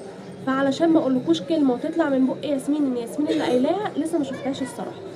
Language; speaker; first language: Arabic; native; Arabic